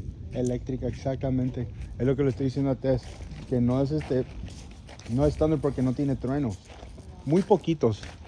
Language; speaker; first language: Spanish; early bilingual, other home language; English